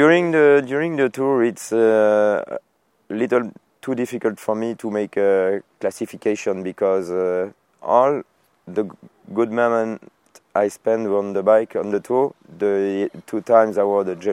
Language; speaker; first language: English; non-native, fluent; French